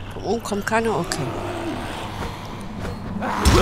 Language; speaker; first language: German; native; German